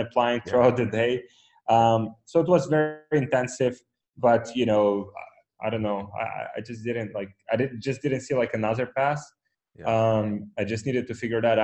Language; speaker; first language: English; non-native, fluent; Ukrainian